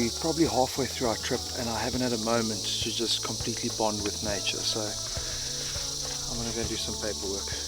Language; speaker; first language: English; native; English